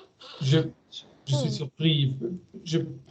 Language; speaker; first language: French; non-native, learner; German